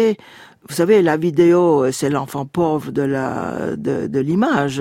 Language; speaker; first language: French; non-native, fluent; Turkish